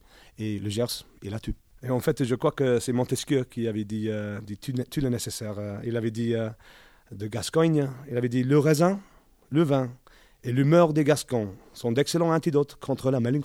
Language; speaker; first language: French; non-native, learner; English